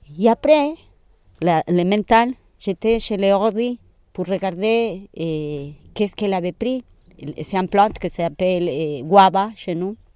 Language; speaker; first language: French; non-native, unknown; Spanish